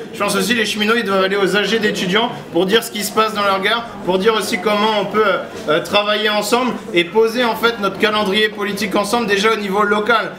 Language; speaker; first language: French; native; French